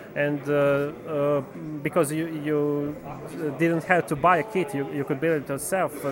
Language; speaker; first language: English; non-native, fluent; Serbian